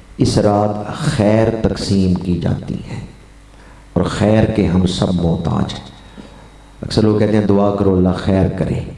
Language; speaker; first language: Urdu; non-native, local second language; Punjabi